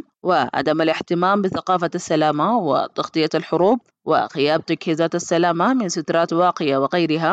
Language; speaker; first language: Arabic; native; Arabic